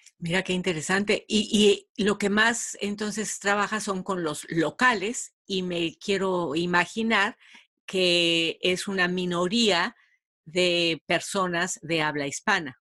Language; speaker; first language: Spanish; native; Spanish